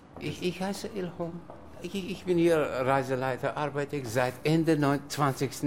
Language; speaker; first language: German; non-native, learner; Tajik